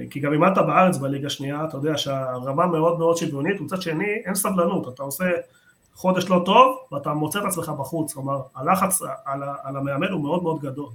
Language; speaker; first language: Hebrew; early bilingual, other home language; Spanish